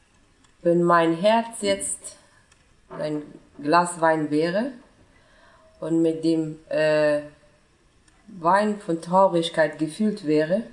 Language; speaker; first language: German; non-native, fluent; Persian